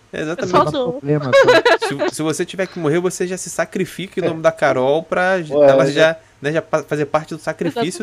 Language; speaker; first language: Portuguese; native; Portuguese